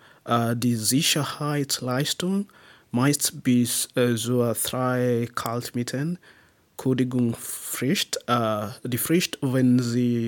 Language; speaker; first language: German; non-native, learner; English